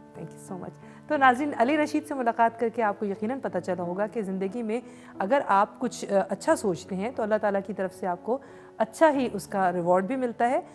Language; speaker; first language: Urdu; native; Urdu